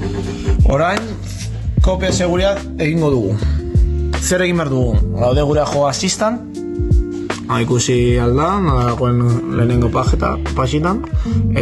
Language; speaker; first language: Basque; non-native, local second language; Spanish